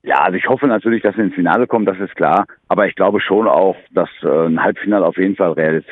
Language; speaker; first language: German; native; German